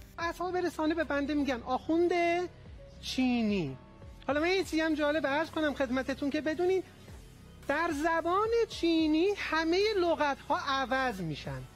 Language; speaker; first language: Persian; non-native, local second language; Azerbaijani